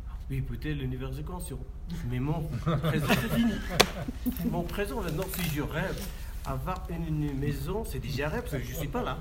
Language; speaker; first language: French; non-native, learner; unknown